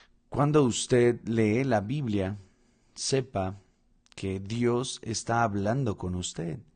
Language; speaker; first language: Spanish; non-native, fluent; Portuguese